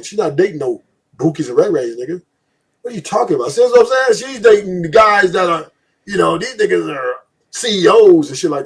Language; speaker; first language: English; native; English